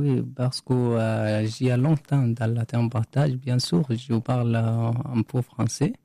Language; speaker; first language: French; non-native, learner; Arabic